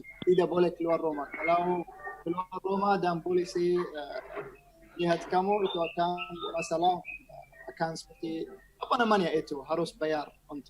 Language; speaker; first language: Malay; non-native, learner; Arabic